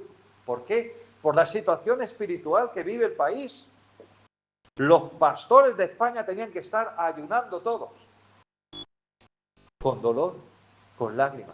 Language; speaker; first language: Spanish; native; Spanish